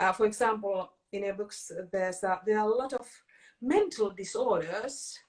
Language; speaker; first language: English; non-native, fluent; Finnish